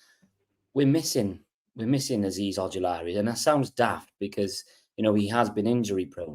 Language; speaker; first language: English; native; English